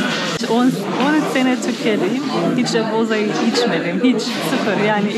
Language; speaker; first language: Turkish; non-native, fluent; Slovenian